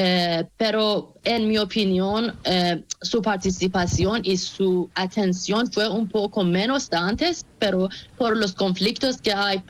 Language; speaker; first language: Spanish; non-native, learner; Persian